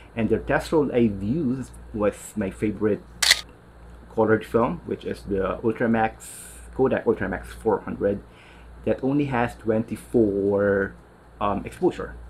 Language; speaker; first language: English; non-native, local second language; Filipino